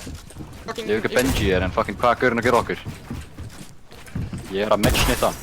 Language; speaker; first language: Icelandic; native; Icelandic